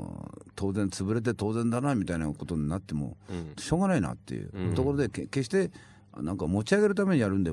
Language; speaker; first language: Japanese; native; Japanese